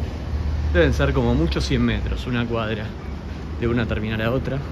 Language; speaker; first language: Spanish; native; Spanish